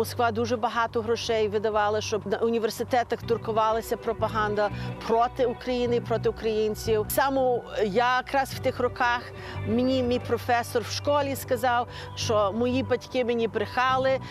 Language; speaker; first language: Ukrainian; early bilingual, heritage; Ukrainian